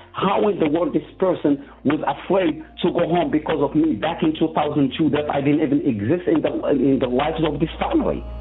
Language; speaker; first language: English; non-native, fluent; Arabic